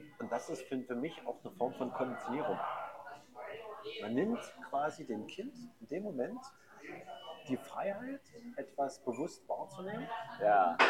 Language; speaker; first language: German; native; German